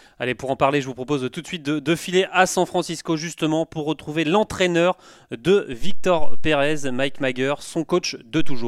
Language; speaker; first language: French; native; French